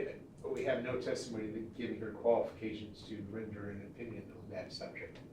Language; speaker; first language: English; native; English